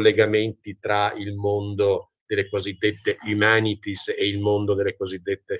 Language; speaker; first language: Italian; native; Italian